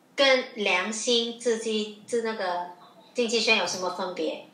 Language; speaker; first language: Chinese; non-native, local second language; Cantonese